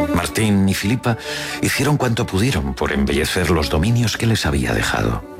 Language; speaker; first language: Spanish; native; Spanish